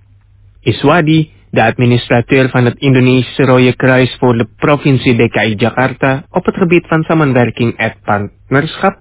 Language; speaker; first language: Dutch; non-native, fluent; Indonesian